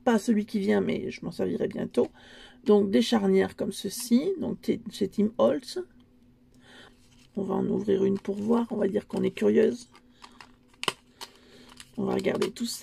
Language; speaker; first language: French; native; French